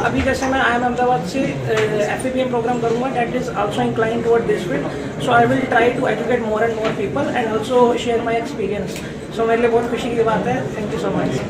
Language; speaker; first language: Hindi; native; Hindi